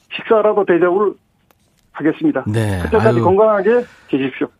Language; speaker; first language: Korean; native; Korean